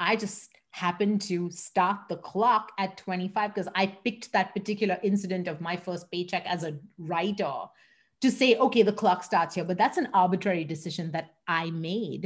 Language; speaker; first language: English; non-native, local second language; Hindi